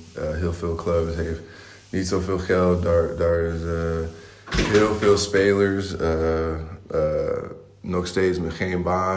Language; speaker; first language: Dutch; non-native, learner; English